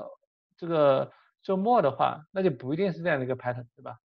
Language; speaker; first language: Chinese; native; Chinese